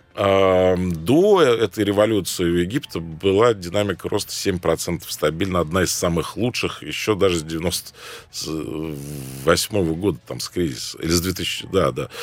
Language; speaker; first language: Russian; non-native, fluent; Arabic